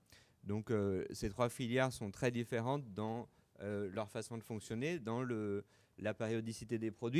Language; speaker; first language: French; native; French